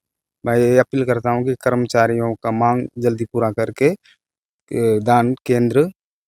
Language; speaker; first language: Hindi; non-native, local second language; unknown